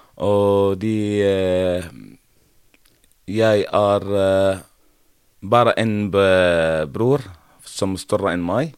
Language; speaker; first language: Norwegian; non-native, learner; Arabic